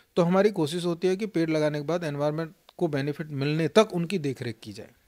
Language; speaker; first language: Hindi; native; Hindi